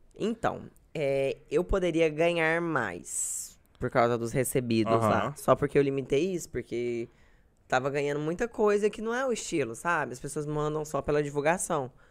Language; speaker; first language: Portuguese; native; Portuguese